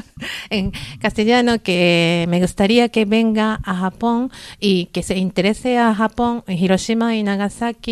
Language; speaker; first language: Spanish; non-native, learner; Japanese